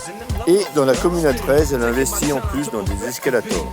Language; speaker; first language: French; native; French